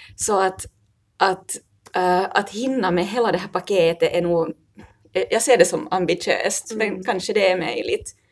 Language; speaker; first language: Swedish; native; Swedish